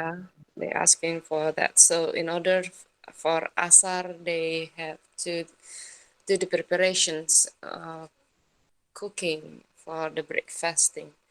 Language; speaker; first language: English; non-native, learner; Indonesian